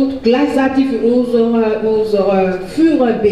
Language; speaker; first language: German; non-native, learner; French